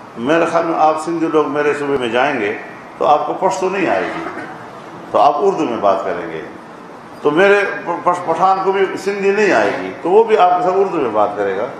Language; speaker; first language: Urdu; non-native, local second language; Pashto